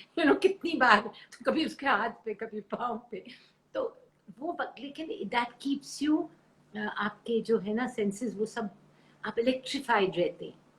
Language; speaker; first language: Urdu; non-native, local second language; Punjabi